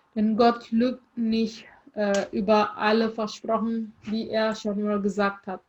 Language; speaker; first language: German; non-native, fluent; Indonesian